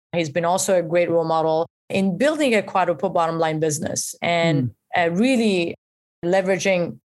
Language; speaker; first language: English; early bilingual, other home language; Persian